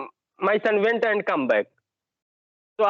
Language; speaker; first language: English; non-native, learner; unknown